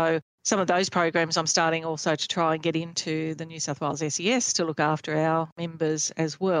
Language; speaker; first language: English; native; English